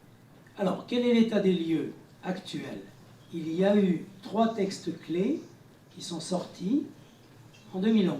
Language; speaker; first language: French; native; French